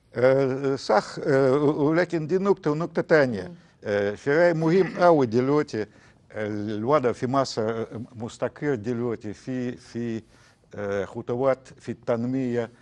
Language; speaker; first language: Arabic; non-native, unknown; Russian